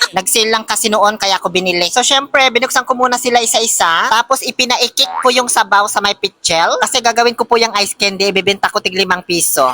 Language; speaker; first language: Filipino; non-native, local second language; Pangasinan